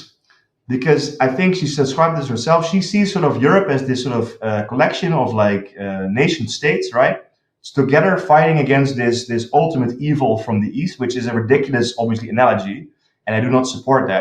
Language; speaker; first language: English; non-native, fluent; Dutch